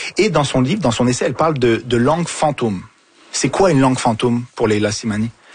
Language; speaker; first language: French; early bilingual, other home language; Arabic